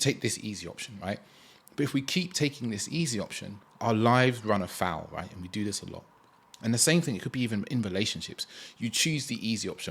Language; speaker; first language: English; native; English